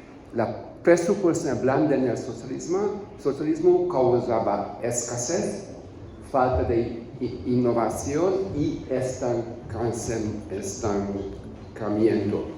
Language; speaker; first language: Spanish; non-native, learner; Hungarian